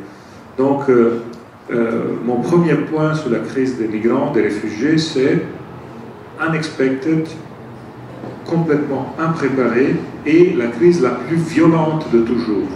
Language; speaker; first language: French; non-native, fluent; Italian